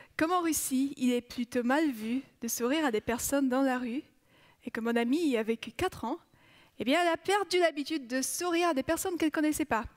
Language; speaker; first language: French; non-native, fluent; Polish